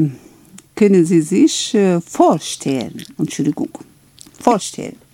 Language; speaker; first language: German; non-native, learner; Arabic